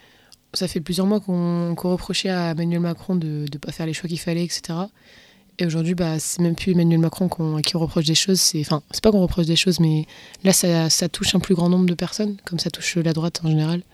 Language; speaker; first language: French; native; French